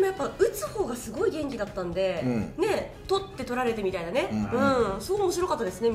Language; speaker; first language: Japanese; native; Japanese